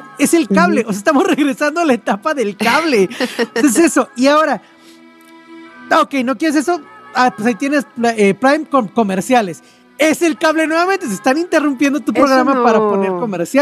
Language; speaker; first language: Spanish; native; Spanish